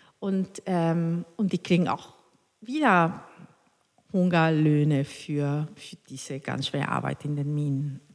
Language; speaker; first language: German; non-native, fluent; Spanish